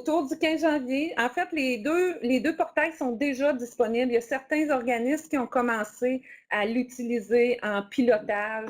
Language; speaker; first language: French; native; French